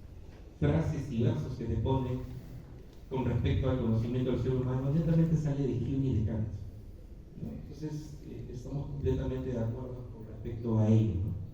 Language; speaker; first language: Spanish; native; Spanish